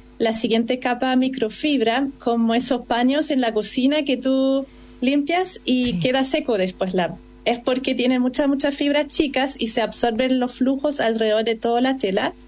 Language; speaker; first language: Spanish; non-native, fluent; German